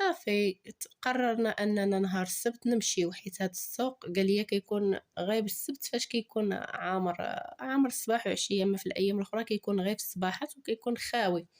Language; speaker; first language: Arabic; native; Arabic